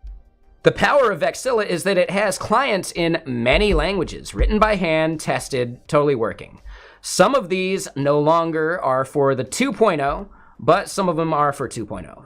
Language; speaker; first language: English; native; English